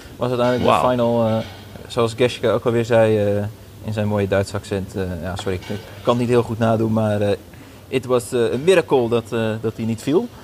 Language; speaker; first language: Dutch; native; Dutch